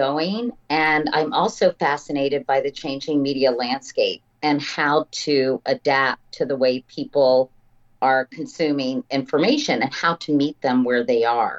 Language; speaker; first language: English; native; English